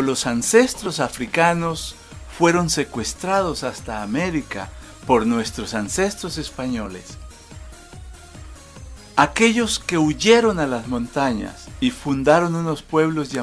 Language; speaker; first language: Spanish; native; Spanish